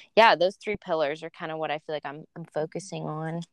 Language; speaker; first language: English; early bilingual, other home language; Spanish